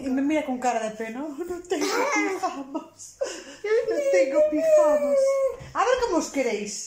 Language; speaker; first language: Spanish; native; Spanish